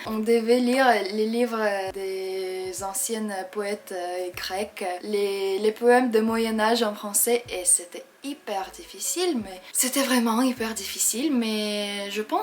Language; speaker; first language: French; non-native, fluent; Russian